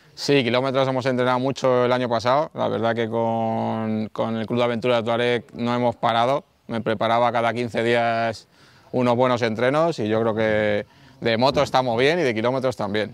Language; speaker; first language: Spanish; native; Spanish